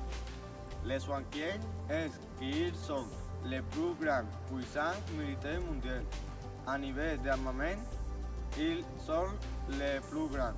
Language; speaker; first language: French; non-native, learner; Spanish